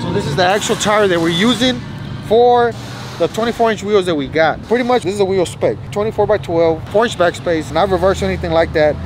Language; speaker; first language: English; early bilingual, other home language; Spanish